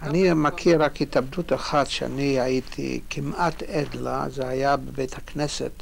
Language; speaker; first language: Hebrew; non-native, fluent; Polish